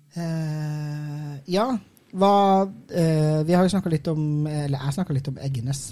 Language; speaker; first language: Norwegian; native; Norwegian